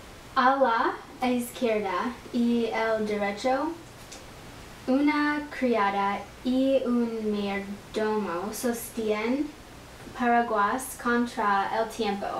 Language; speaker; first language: Spanish; non-native, learner; English